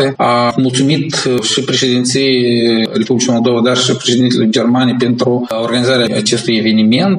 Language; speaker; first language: Romanian; native; Romanian